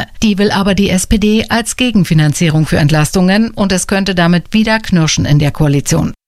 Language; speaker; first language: German; native; German